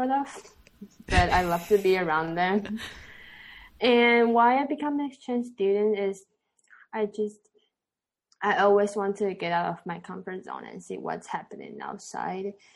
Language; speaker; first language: English; non-native, fluent; Chinese